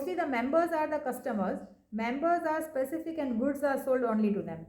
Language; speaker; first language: English; non-native, local second language; Gujarati